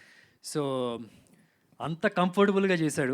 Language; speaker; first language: Telugu; native; Telugu